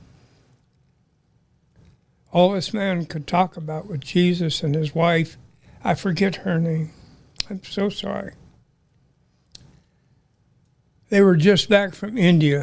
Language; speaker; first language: English; native; English